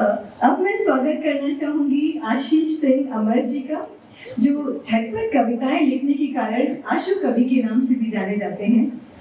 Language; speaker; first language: Hindi; native; Hindi